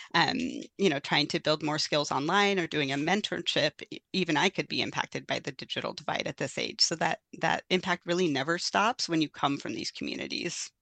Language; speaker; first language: English; native; English